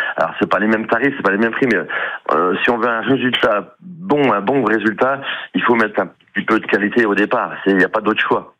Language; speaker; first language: French; native; French